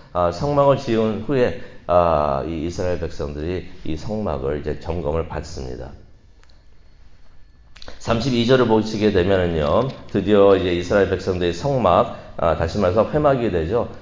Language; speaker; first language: Korean; native; Korean